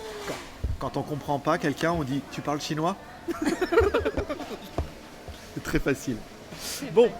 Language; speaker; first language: French; native; French